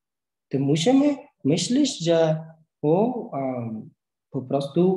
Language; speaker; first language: Polish; non-native, learner; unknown